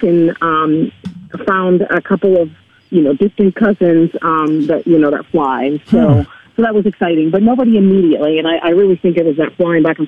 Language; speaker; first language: English; non-native, fluent; Spanish